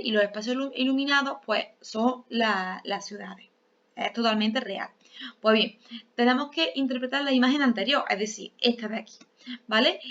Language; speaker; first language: Spanish; native; Spanish